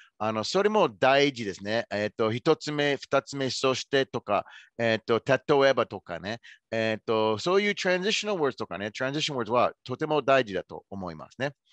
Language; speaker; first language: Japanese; non-native, fluent; English